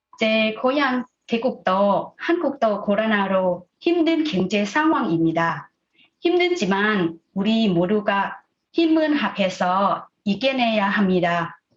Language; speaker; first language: Korean; non-native, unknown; Thai